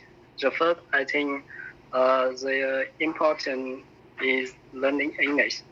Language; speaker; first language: English; non-native, learner; Vietnamese